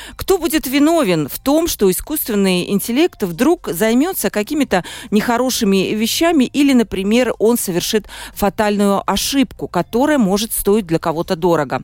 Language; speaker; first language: Russian; native; Russian